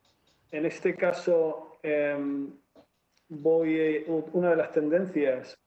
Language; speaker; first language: Spanish; native; Spanish